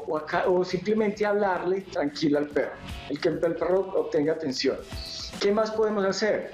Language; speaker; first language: Spanish; native; Spanish